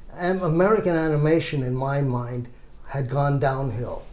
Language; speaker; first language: English; native; English